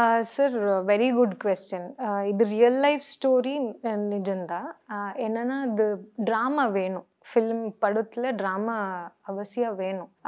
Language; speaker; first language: Tamil; non-native, learner; Kannada